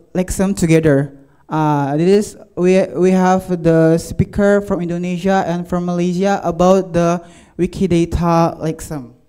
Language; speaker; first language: English; non-native, learner; Indonesian